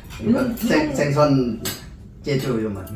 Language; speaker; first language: Korean; non-native, learner; Thai